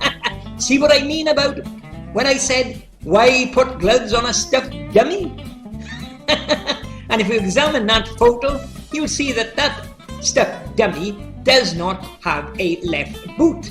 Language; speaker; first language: English; native; English